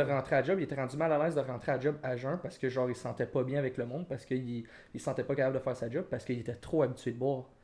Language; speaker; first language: French; native; French